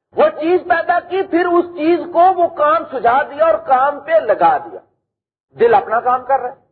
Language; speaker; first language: Urdu; non-native, local second language; Punjabi